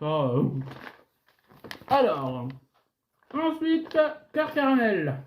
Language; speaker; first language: French; native; French